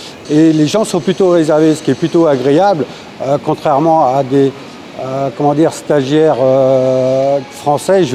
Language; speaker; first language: French; native; French